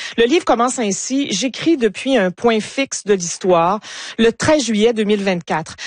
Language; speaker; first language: French; native; French